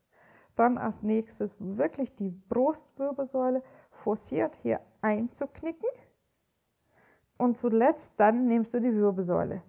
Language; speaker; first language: German; native; German